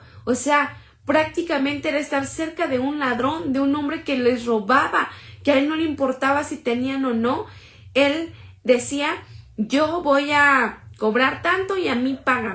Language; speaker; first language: Spanish; native; Spanish